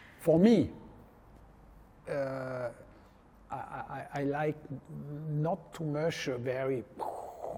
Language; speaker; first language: English; non-native, learner; French